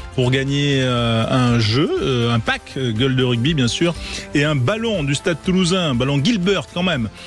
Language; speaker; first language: French; native; French